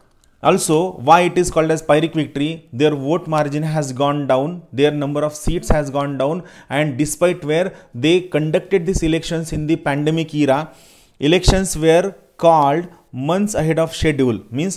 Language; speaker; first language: English; non-native, local second language; Marathi